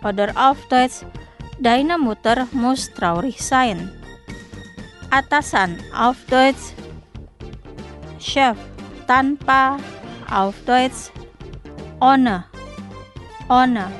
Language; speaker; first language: German; non-native, fluent; Indonesian